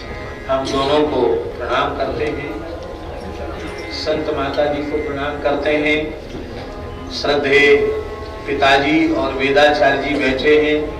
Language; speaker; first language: Hindi; native; Hindi